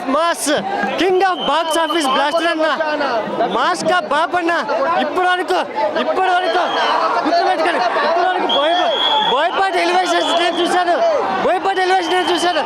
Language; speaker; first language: Telugu; native; Telugu